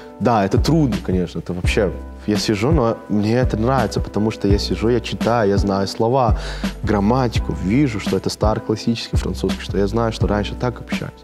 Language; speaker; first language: Russian; non-native, fluent; Turkmen